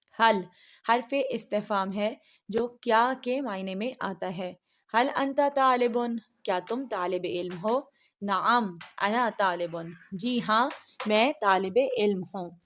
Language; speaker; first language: Urdu; native; Urdu